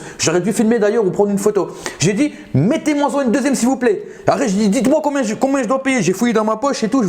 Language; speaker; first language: French; native; French